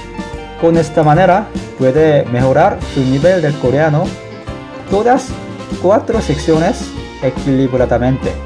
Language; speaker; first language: Spanish; non-native, fluent; Korean